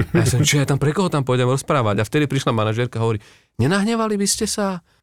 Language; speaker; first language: Slovak; native; Slovak